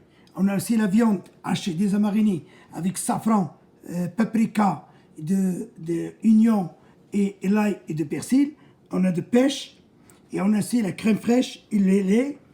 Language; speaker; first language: French; non-native, local second language; Arabic